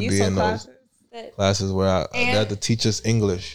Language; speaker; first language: English; early bilingual, other home language; Italian